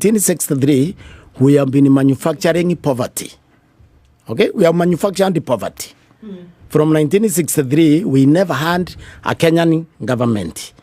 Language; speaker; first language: English; non-native, local second language; Meru